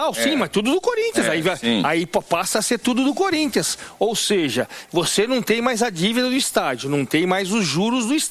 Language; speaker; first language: Portuguese; native; Portuguese